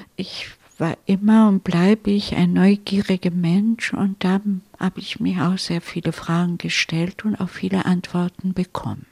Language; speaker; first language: German; non-native, fluent; Italian